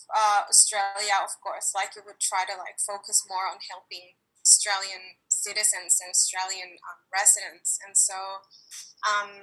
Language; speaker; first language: English; non-native, fluent; Spanish